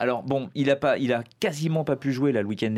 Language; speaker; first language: French; native; French